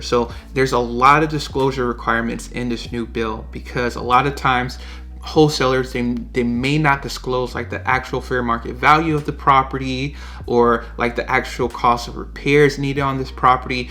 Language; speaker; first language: English; native; English